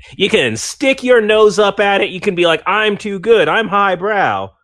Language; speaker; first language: English; native; English